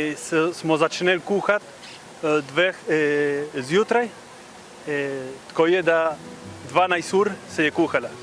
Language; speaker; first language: Slovenian; early bilingual, heritage; Slovenian